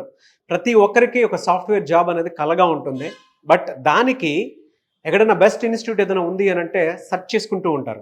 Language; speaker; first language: Telugu; native; Telugu